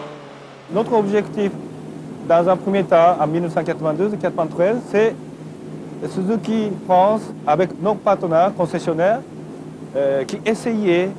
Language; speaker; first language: French; non-native, fluent; Japanese